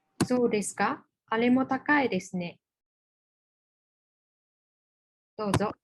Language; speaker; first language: Japanese; non-native, fluent; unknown